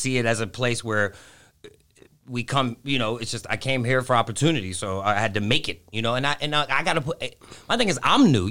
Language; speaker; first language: English; early bilingual, other home language; Greek